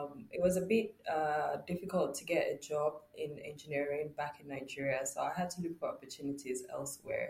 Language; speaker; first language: English; non-native, local second language; Yoruba